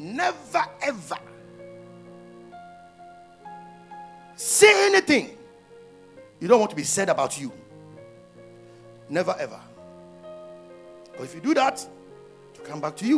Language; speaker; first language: English; non-native, local second language; Ewe